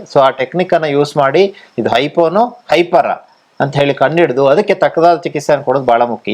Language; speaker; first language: Kannada; native; Kannada